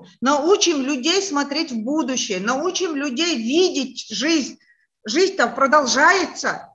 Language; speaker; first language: Russian; non-native, local second language; Chechen